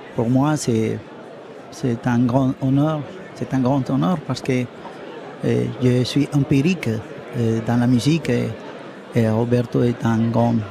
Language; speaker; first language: French; non-native, fluent; Spanish